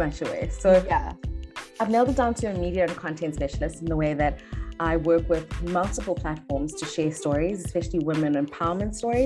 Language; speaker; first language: English; non-native, local second language; Xhosa